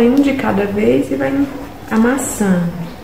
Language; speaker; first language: Portuguese; native; Portuguese